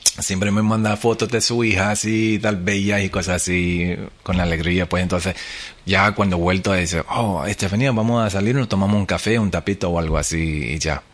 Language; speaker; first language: Spanish; non-native, fluent; English